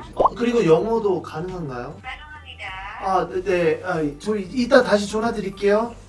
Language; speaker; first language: Korean; non-native, fluent; English